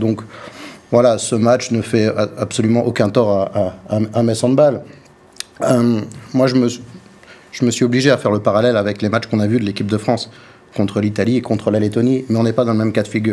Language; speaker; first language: French; native; French